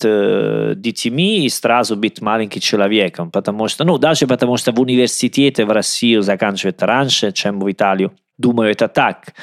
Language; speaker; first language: Russian; non-native, learner; Italian